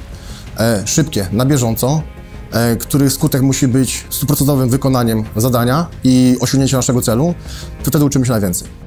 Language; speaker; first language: Polish; native; Polish